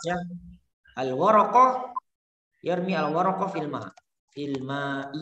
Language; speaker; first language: Arabic; non-native, learner; Indonesian